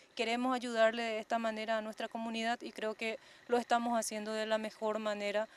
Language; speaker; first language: Spanish; native; Spanish